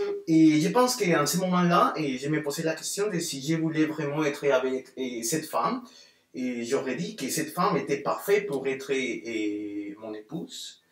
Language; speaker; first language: French; non-native, fluent; Spanish